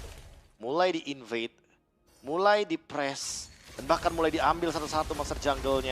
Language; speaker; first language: Indonesian; native; Indonesian